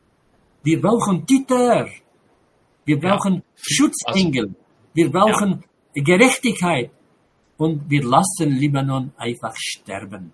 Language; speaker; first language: German; non-native, fluent; Arabic